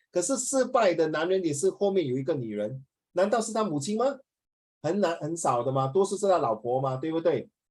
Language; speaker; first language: Chinese; native; Chinese